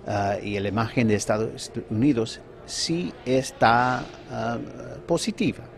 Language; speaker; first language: Spanish; non-native, fluent; English